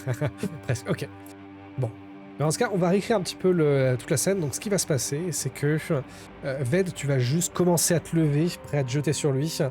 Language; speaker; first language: French; native; French